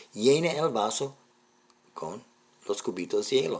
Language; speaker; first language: Spanish; non-native, learner; English